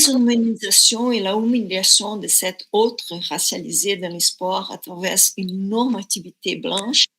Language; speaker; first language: French; non-native, fluent; Portuguese